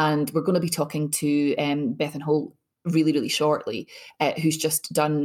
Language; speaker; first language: English; native; English